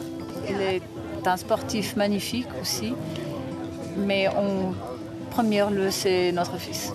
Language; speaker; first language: French; non-native, fluent; Slovenian